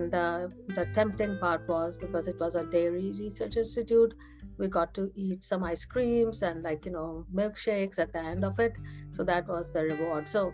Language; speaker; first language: English; non-native, local second language; Hindi